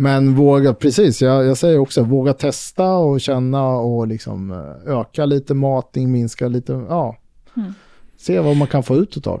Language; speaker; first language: Swedish; native; Swedish